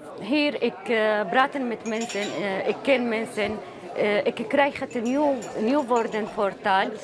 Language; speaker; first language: Dutch; non-native, learner; Arabic